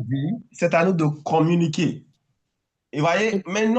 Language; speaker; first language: French; non-native, fluent; English